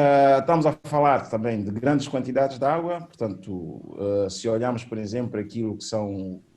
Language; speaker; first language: Portuguese; native; Portuguese